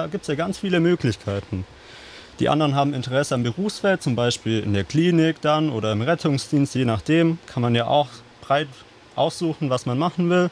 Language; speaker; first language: German; native; German